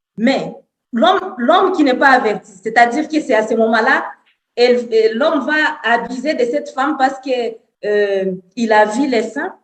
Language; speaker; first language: French; non-native, local second language; Swahili